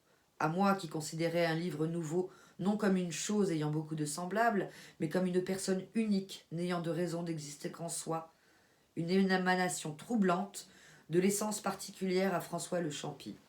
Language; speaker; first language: French; native; French